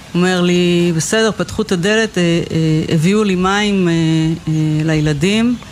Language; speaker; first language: Hebrew; native; Hebrew